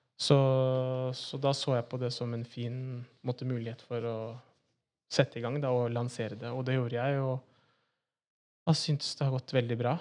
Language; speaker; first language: Norwegian; early bilingual, other home language; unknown